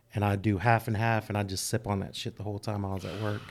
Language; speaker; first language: English; early bilingual, other home language; Spanish